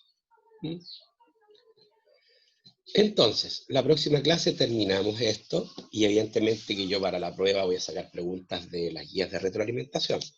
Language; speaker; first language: Spanish; native; Spanish